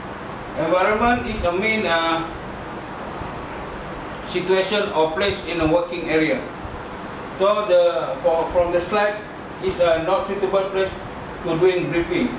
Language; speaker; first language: English; non-native, learner; Malay